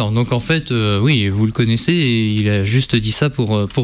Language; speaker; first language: French; native; French